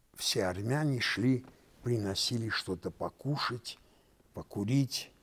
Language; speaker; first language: Russian; non-native, local second language; Armenian